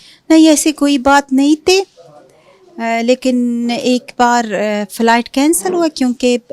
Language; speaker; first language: Hindi; non-native, fluent; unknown